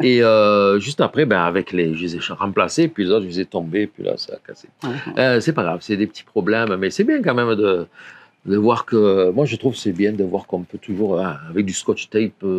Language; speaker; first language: French; native; French